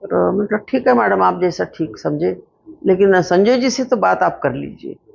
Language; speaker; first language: Hindi; non-native, local second language; Marathi